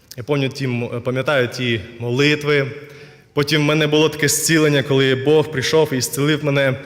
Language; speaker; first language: Ukrainian; non-native, local second language; Russian